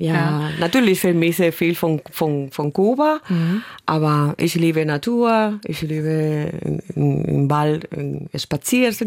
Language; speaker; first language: German; non-native, fluent; Spanish